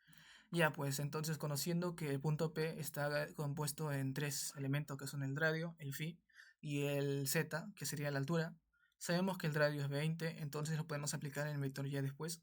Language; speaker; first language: Spanish; native; Spanish